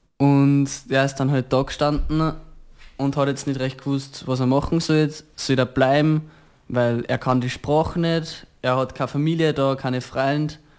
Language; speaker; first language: German; native; German